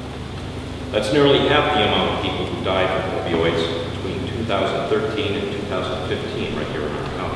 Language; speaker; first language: English; native; English